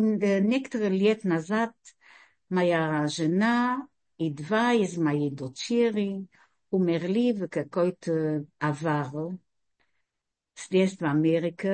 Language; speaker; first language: Russian; early bilingual, heritage; Russian